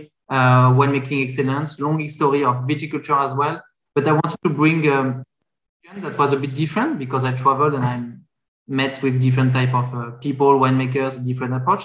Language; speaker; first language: English; non-native, fluent; French